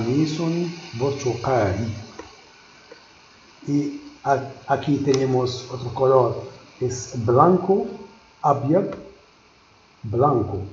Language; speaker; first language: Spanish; non-native, learner; Arabic